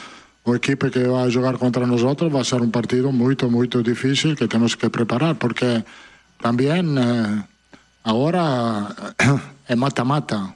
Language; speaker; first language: Portuguese; non-native, fluent; Italian